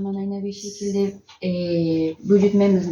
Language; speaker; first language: Turkish; non-native, learner; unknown